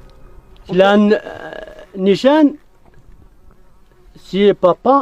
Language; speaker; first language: French; non-native, learner; Berber languages